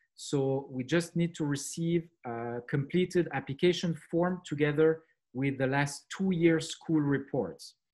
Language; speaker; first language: English; non-native, fluent; French